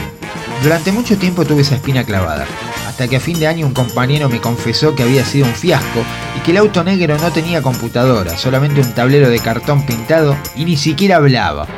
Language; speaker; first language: Spanish; native; Spanish